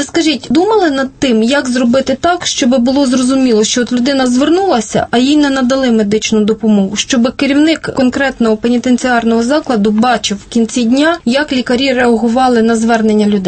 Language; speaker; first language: Ukrainian; native; Ukrainian